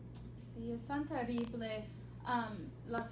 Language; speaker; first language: Spanish; non-native, learner; English